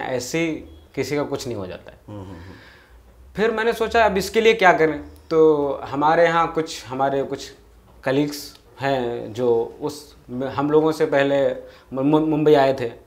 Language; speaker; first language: Hindi; native; Hindi